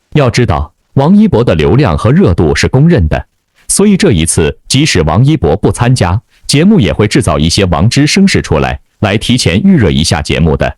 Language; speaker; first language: Chinese; native; Chinese